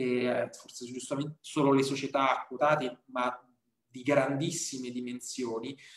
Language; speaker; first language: Italian; native; Italian